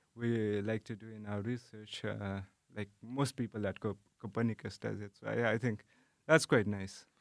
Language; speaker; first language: English; non-native, local second language; Nepali